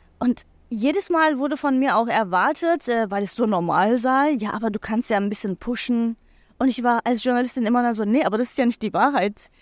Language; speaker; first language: German; non-native, fluent; Turkish